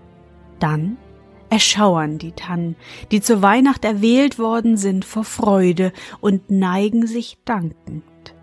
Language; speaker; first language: German; native; German